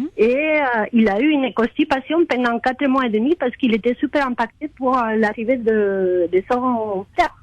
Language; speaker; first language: French; non-native, fluent; Spanish